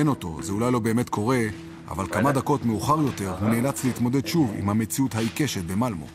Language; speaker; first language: Hebrew; native; Hebrew